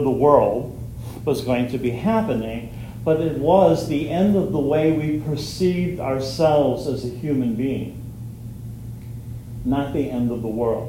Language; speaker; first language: English; native; English